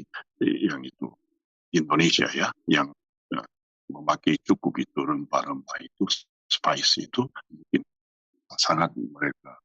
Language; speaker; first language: Indonesian; non-native, fluent; Korean